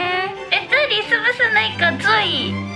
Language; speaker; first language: Chinese; non-native, learner; Japanese